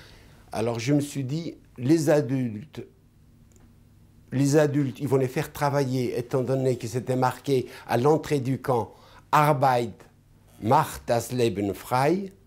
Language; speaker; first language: French; non-native, fluent; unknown